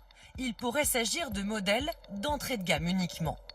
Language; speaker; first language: French; native; French